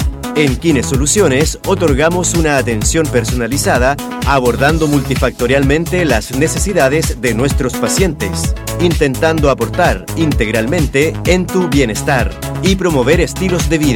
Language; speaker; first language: Spanish; native; Spanish